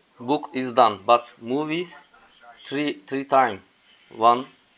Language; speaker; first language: English; non-native, learner; Turkish